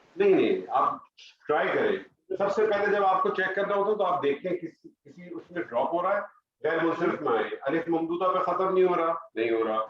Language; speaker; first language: Urdu; native; Urdu